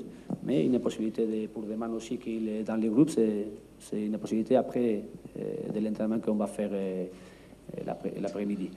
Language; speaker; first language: French; non-native, learner; Spanish